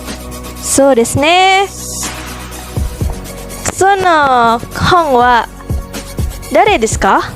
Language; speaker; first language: Japanese; non-native, learner; Indonesian